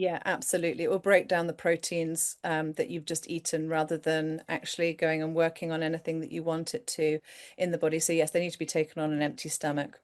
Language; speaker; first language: English; native; English